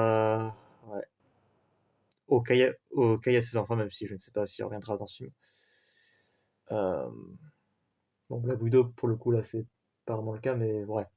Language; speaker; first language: French; native; French